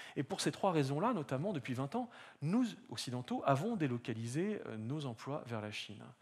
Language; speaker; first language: French; native; French